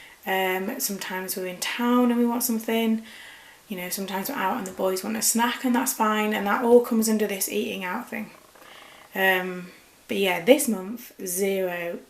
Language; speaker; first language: English; native; English